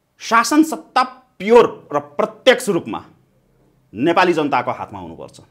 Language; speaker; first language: Nepali; non-native, local second language; Maithili